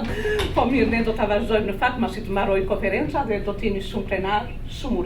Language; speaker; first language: Albanian; native; Albanian